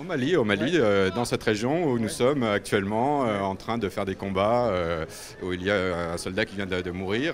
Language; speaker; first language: French; native; French